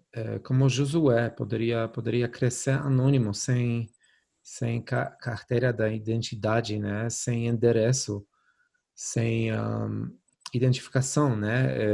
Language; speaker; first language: Portuguese; non-native, fluent; Polish